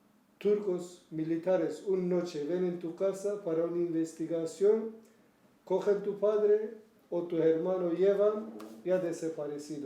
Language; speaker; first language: Spanish; non-native, learner; Kurdish